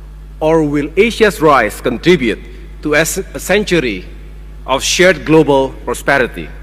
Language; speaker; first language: English; non-native, fluent; Indonesian